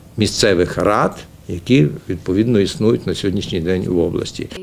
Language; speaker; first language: Ukrainian; native; Ukrainian